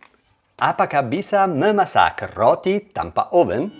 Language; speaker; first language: Indonesian; non-native, learner; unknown